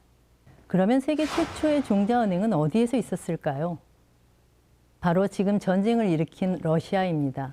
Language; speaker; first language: Korean; native; Korean